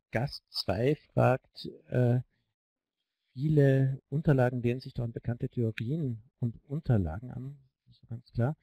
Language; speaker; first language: German; native; German